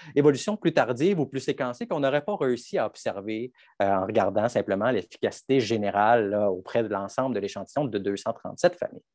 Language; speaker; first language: French; native; French